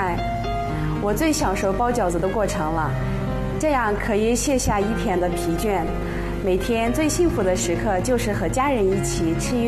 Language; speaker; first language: Chinese; non-native, local second language; Uyghur